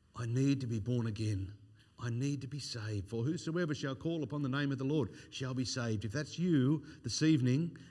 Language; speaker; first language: English; native; English